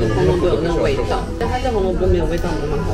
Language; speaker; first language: Chinese; native; Chinese